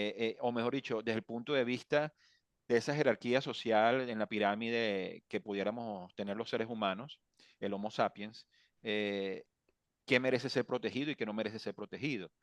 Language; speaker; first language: Spanish; native; Spanish